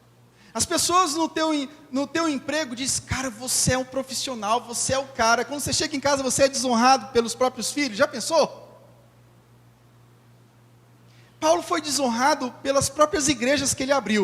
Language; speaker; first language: Portuguese; native; Portuguese